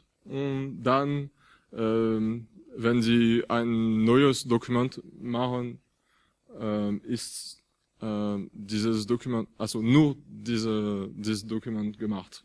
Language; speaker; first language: German; non-native, fluent; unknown